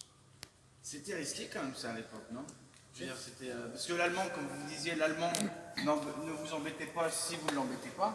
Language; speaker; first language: French; native; French